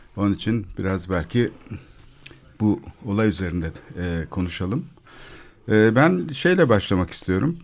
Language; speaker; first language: Turkish; native; Turkish